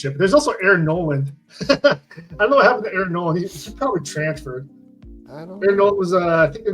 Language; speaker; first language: English; native; English